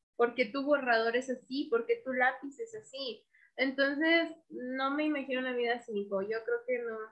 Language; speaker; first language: Spanish; native; Spanish